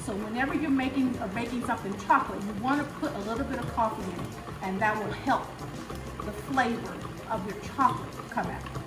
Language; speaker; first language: English; native; English